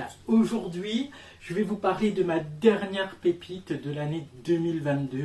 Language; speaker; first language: French; native; French